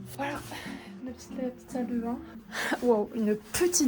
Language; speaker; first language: French; native; French